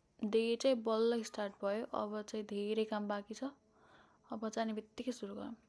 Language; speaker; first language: Nepali; native; Nepali